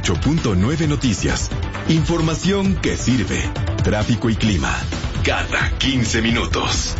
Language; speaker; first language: Spanish; native; Spanish